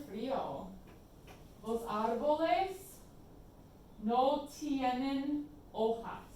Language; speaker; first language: Spanish; non-native, fluent; English